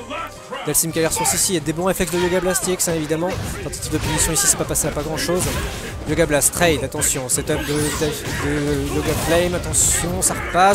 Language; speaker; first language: French; native; French